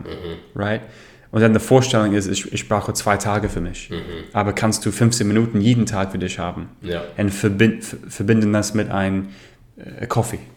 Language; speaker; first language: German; non-native, learner; English